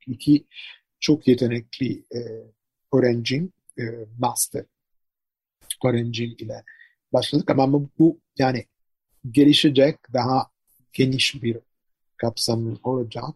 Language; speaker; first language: Turkish; non-native, fluent; Italian